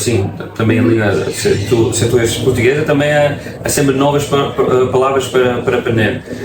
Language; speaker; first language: Portuguese; non-native, fluent; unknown